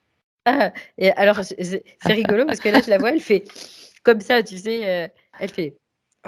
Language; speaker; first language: French; native; French